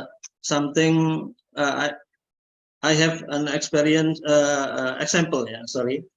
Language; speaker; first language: English; non-native, learner; Indonesian